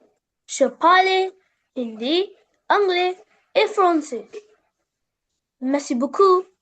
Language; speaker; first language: French; non-native, learner; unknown